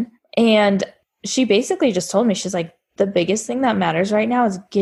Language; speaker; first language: English; native; English